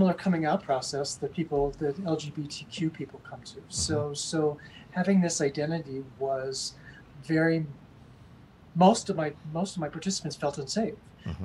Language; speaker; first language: English; native; English